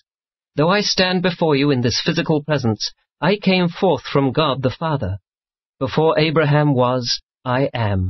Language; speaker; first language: English; native; English